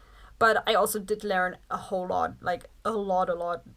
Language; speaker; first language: English; non-native, fluent; German